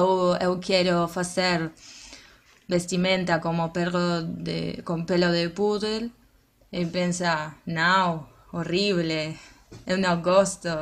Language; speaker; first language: Portuguese; non-native, learner; Spanish